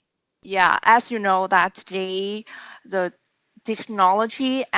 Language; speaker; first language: English; non-native, learner; Vietnamese